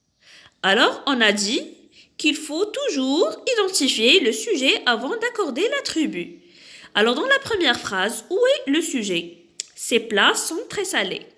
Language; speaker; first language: French; non-native, local second language; Arabic